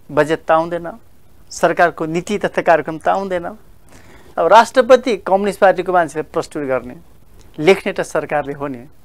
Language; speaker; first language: Nepali; non-native, local second language; Dangaura Tharu